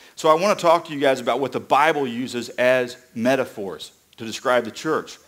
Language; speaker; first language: English; native; English